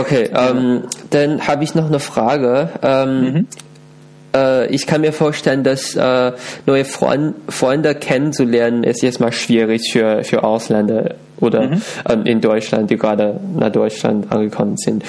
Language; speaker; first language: German; non-native, fluent; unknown